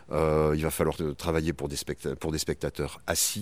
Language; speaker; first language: French; native; French